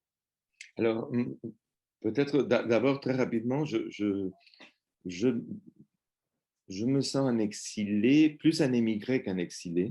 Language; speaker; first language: French; non-native, fluent; Spanish